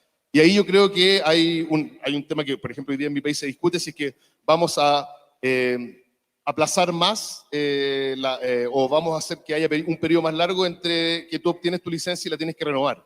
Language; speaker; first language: Spanish; native; Spanish